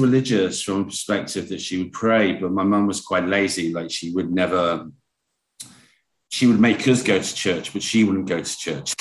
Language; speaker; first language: English; native; English